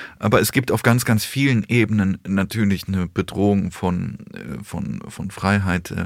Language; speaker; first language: German; early bilingual, other home language; Polish